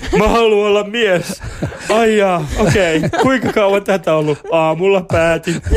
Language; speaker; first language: Finnish; early bilingual, other home language; Persian